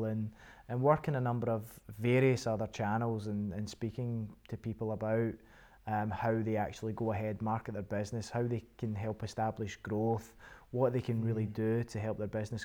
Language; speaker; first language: English; native; English